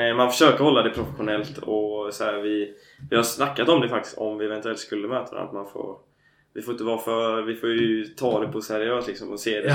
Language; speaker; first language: Swedish; native; Swedish